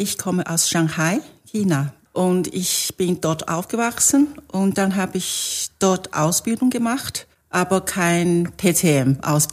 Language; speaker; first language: German; non-native, fluent; Chinese